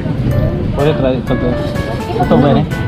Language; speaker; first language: Filipino; non-native, local second language; Cebuano